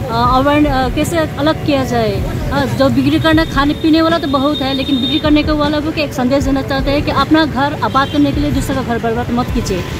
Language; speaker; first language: Hindi; non-native, local second language; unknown